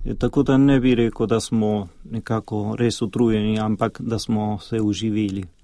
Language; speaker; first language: Slovenian; early bilingual, heritage; Slovenian